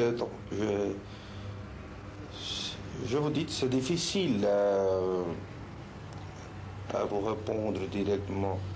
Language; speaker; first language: French; non-native, fluent; Spanish